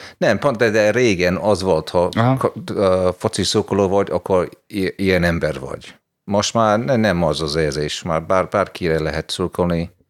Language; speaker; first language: Hungarian; non-native, fluent; English